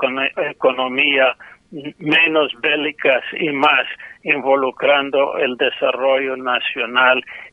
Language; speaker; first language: Spanish; non-native, fluent; English